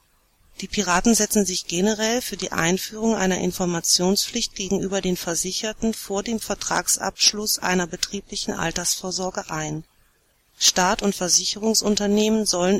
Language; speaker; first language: German; native; German